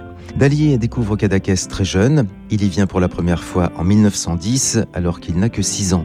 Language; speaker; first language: French; native; French